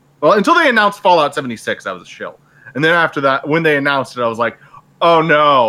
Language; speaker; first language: English; native; English